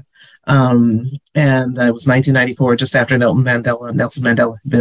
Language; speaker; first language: English; native; English